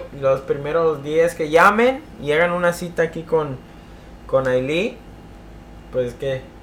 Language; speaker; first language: Spanish; native; Spanish